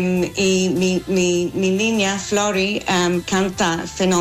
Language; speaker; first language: Spanish; non-native, fluent; English